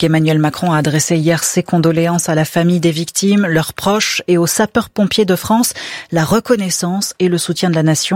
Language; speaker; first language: French; native; French